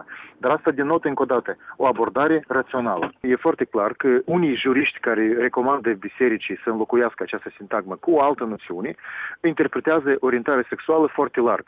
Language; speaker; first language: Romanian; native; Romanian